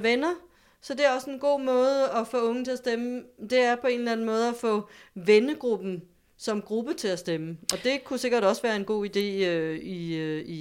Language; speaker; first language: Danish; native; Danish